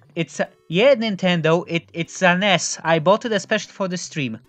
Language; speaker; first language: English; non-native, fluent; Polish